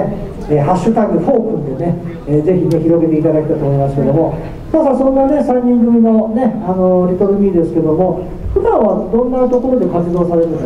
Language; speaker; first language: Japanese; native; Japanese